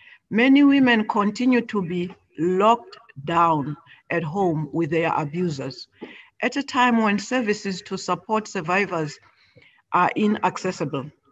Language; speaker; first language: English; non-native, local second language; Xhosa